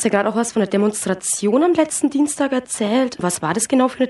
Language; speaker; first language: German; native; German